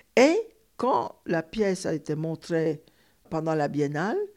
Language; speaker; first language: French; non-native, fluent; Turkish